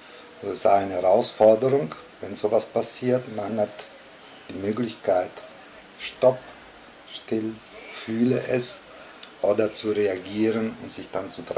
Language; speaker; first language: German; non-native, fluent; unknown